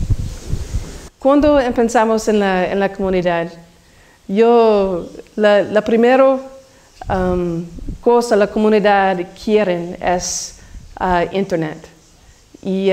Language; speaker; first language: Spanish; non-native, learner; English